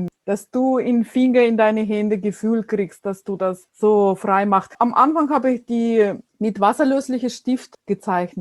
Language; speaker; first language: German; non-native, fluent; Russian